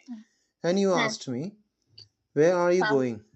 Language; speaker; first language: English; non-native, local second language; Malayalam